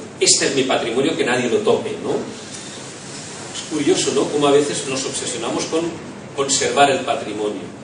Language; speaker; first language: Spanish; non-native, local second language; Catalan